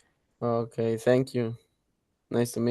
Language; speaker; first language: English; non-native, learner; Spanish